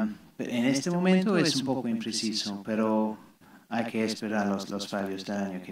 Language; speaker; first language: Spanish; non-native, fluent; English